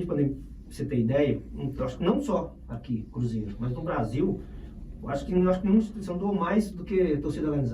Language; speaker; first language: Portuguese; native; Portuguese